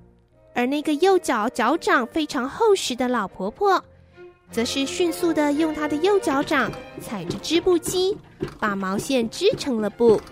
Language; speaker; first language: Chinese; native; Chinese